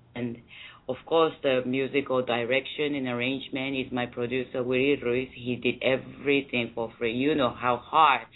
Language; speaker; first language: English; non-native, fluent; Japanese